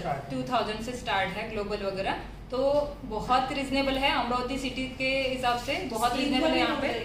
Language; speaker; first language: Hindi; native; Hindi